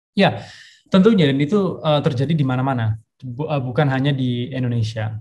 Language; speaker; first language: Indonesian; early bilingual, heritage; Indonesian